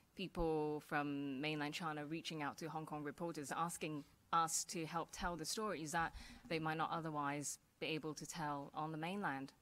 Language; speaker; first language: English; non-native, local second language; Cantonese